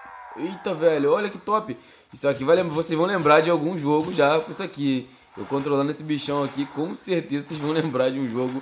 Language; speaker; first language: Portuguese; native; Portuguese